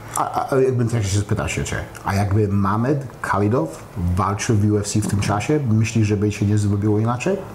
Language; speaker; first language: Polish; early bilingual, heritage; Polish